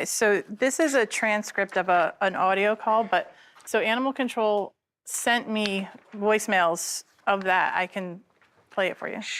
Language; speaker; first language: English; native; English